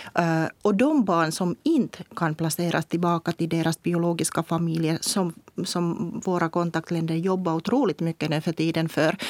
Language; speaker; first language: Swedish; non-native, local second language; Finnish